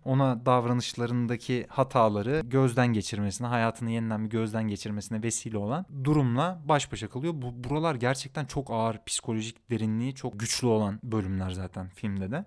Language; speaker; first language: Turkish; native; Turkish